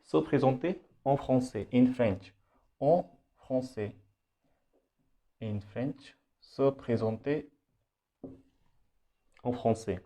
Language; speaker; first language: French; non-native, fluent; Hindi